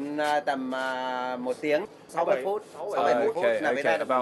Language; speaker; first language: Vietnamese; native; Vietnamese